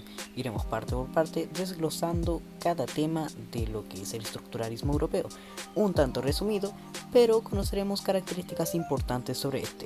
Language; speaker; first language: Spanish; native; Spanish